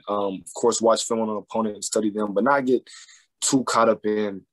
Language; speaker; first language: English; native; English